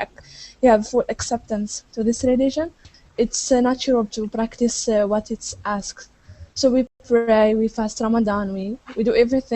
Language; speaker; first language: English; non-native, fluent; Arabic